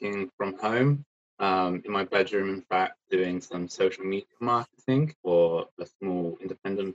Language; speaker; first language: English; native; English